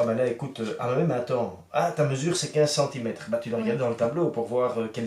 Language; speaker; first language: French; native; French